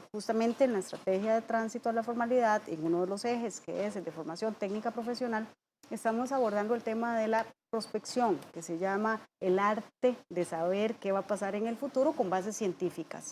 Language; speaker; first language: Spanish; native; Spanish